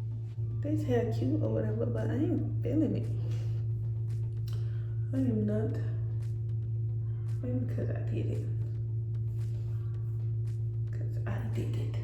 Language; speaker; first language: English; native; English